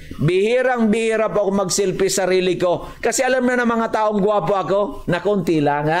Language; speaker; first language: Filipino; non-native, local second language; Bikol